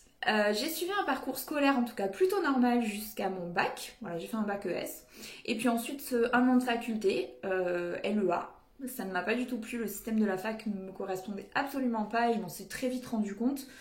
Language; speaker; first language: French; native; French